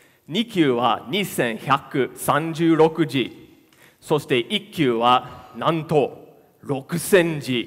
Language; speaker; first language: Japanese; non-native, fluent; English